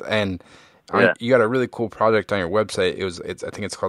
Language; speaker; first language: English; native; English